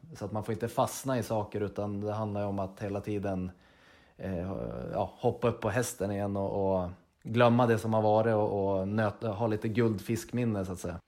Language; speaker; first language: Swedish; native; Swedish